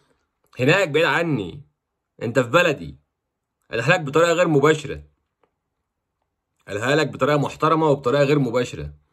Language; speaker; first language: Arabic; native; Arabic